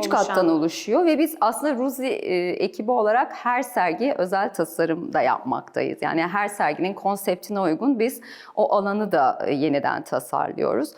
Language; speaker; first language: Turkish; native; Turkish